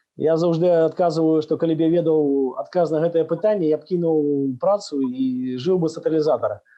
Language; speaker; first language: Belarusian; non-native, local second language; Russian